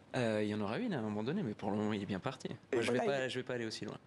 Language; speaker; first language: French; native; French